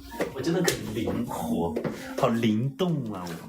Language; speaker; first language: Chinese; native; Chinese